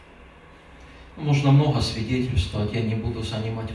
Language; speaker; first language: Russian; native; Russian